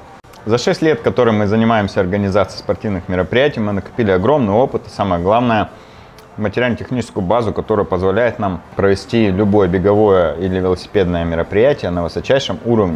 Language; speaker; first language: Russian; native; Russian